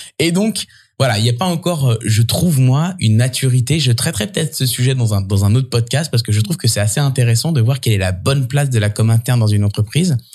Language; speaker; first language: French; native; French